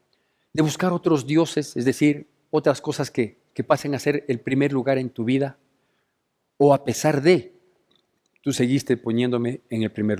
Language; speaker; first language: Spanish; native; Spanish